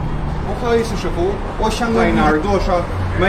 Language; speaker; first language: Chinese; non-native, learner; Polish